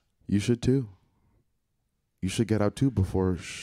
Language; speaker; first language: English; early bilingual, other home language; Spanish